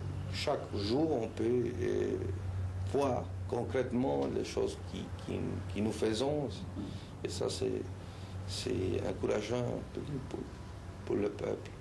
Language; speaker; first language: French; non-native, fluent; Spanish